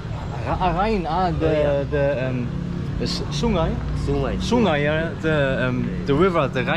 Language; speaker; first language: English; non-native, fluent; German